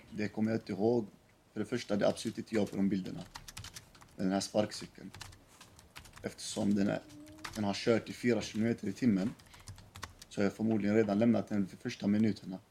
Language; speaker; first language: Swedish; early bilingual, other home language; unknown